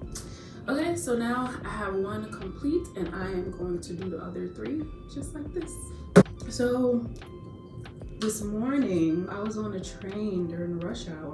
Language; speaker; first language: English; native; English